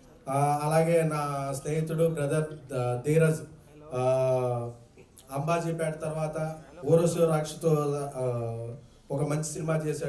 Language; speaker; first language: Telugu; native; Telugu